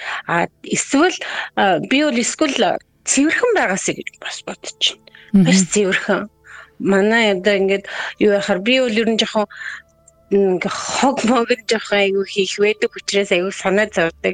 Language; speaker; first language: Mongolian; native; Mongolian